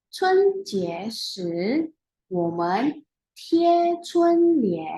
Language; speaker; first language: Chinese; non-native, fluent; Indonesian